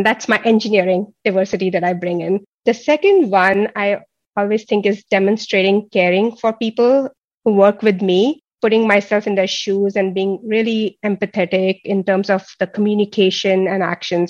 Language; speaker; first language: English; non-native, local second language; Hindi